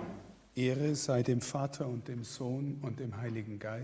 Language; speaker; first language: German; native; German